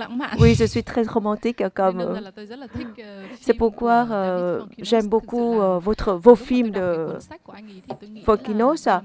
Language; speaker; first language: French; non-native, fluent; Vietnamese